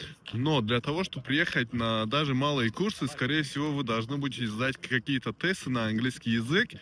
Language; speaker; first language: Russian; non-native, local second language; Tajik